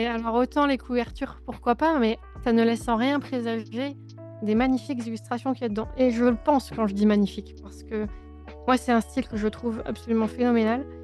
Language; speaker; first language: French; native; French